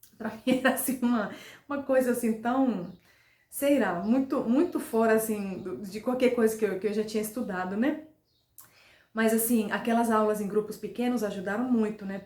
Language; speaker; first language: Portuguese; non-native, fluent; Finnish